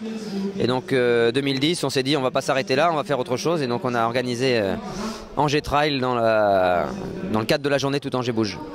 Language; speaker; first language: French; native; French